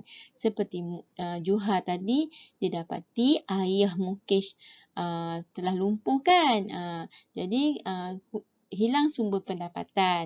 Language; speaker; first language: Malay; native; Malay